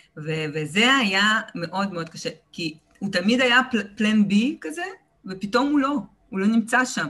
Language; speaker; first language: Hebrew; early bilingual, other home language; Russian